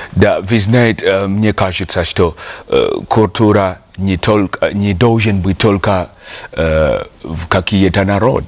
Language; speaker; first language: Russian; non-native, learner; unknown